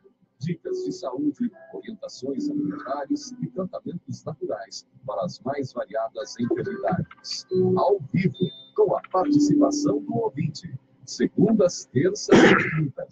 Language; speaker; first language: Portuguese; native; Portuguese